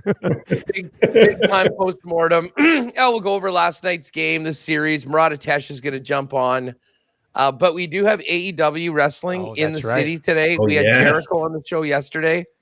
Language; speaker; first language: English; native; English